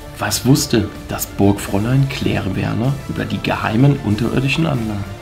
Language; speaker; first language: German; native; German